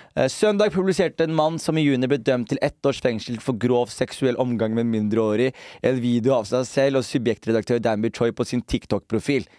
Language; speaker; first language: Norwegian; native; Norwegian